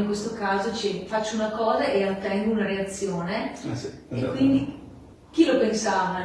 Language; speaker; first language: Italian; native; Italian